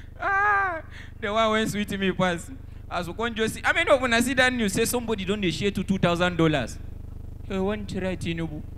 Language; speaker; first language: Nigerian Pidgin; non-native, local second language; Hausa